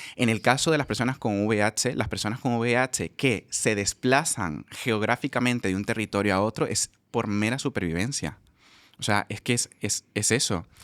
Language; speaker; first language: Spanish; native; Spanish